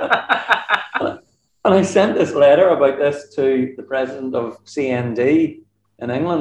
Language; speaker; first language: English; native; English